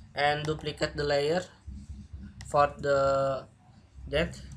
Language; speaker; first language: English; non-native, learner; Indonesian